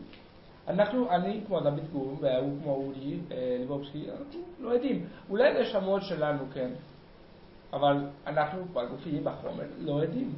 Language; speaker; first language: Hebrew; non-native, learner; Spanish